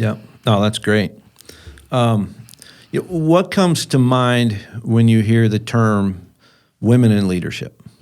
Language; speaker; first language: English; native; English